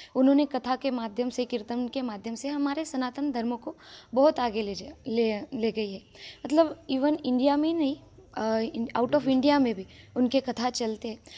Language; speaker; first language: Hindi; non-native, local second language; Marathi